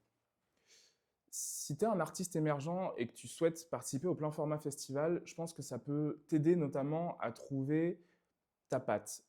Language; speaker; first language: French; native; French